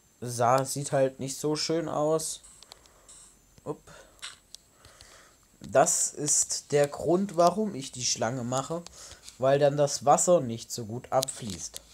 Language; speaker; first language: German; native; German